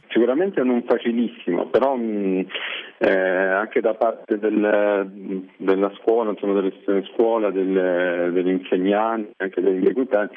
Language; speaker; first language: Italian; early bilingual, other home language; Arabic